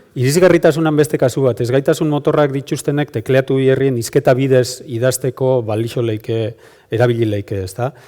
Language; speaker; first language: Basque; native; Basque